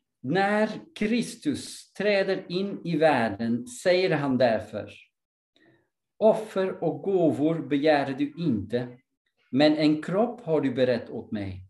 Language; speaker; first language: Swedish; non-native, fluent; English